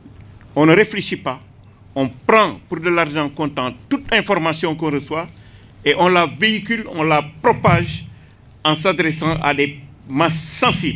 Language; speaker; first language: French; non-native, local second language; Wolof